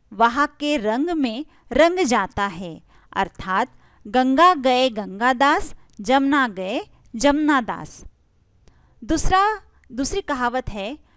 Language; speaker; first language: Hindi; non-native, local second language; Marathi